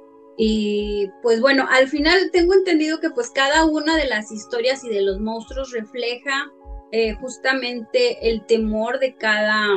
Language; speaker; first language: Spanish; native; Spanish